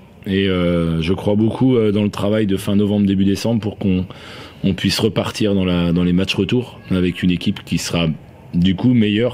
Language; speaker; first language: French; native; French